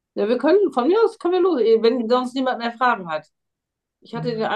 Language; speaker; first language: German; native; German